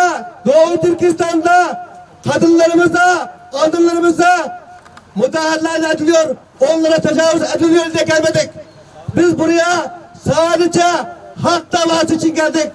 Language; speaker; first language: Turkish; non-native, fluent; Uyghur